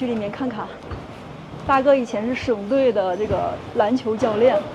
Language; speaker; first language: Chinese; native; Chinese